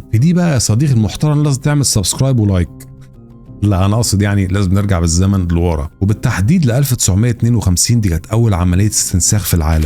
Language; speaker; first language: Arabic; native; Arabic